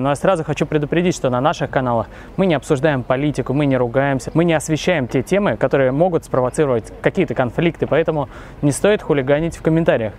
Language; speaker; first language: Russian; native; Russian